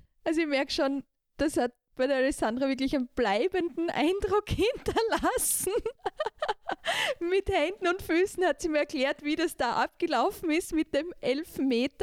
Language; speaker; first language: German; native; German